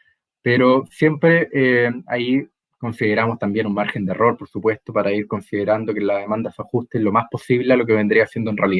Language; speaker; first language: Spanish; native; Spanish